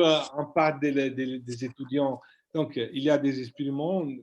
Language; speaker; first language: French; non-native, fluent; Italian